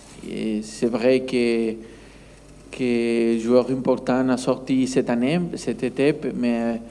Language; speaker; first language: French; non-native, learner; Spanish